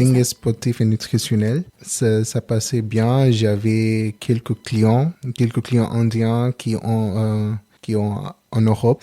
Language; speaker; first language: French; non-native, learner; Telugu